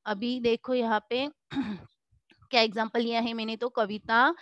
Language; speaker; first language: Hindi; non-native, local second language; Marathi